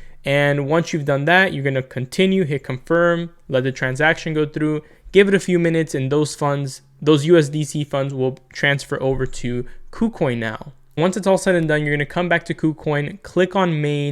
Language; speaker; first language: English; native; English